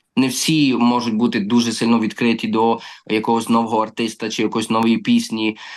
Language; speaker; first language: Ukrainian; early bilingual, heritage; Ukrainian